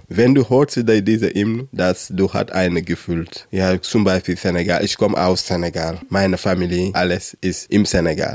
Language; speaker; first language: German; non-native, learner; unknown